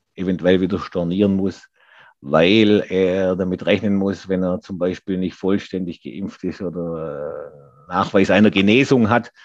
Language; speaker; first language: German; native; German